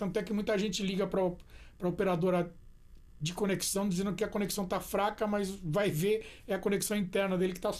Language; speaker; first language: Portuguese; native; Portuguese